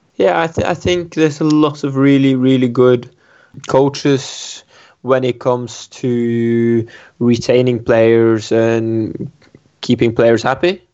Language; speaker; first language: English; non-native, fluent; Norwegian